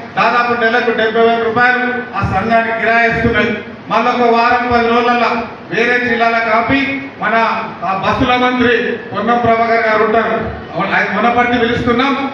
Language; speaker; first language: Telugu; native; Telugu